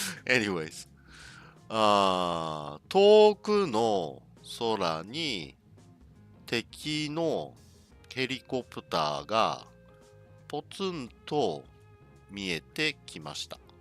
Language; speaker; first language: Japanese; non-native, learner; English